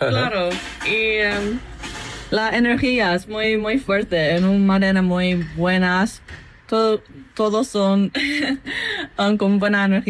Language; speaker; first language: Spanish; non-native, fluent; English